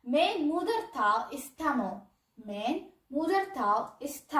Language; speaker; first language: Dutch; early bilingual, other home language; Tamil